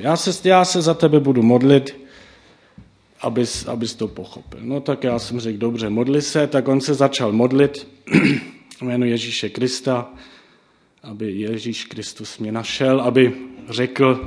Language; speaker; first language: Czech; non-native, fluent; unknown